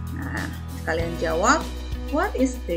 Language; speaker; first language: English; non-native, fluent; Indonesian